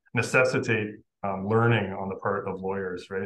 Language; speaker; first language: English; native; English